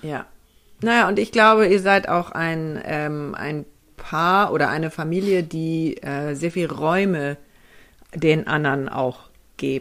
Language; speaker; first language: German; native; German